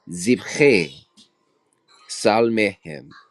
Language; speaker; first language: Hebrew; non-native, learner; English